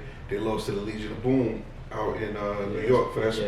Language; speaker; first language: English; native; English